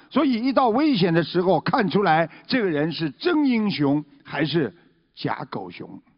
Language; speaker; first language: Chinese; native; Chinese